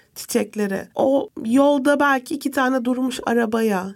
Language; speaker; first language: Turkish; native; Turkish